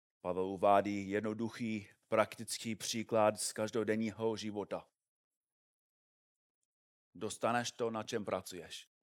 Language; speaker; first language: Czech; non-native, fluent; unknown